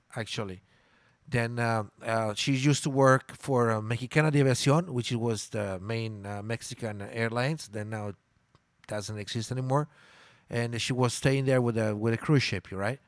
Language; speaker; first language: English; non-native, fluent; Italian